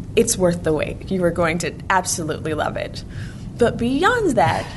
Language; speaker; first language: English; native; English